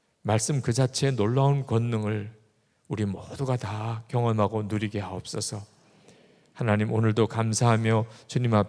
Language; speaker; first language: Korean; native; Korean